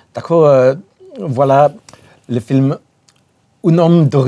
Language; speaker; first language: French; non-native, learner; English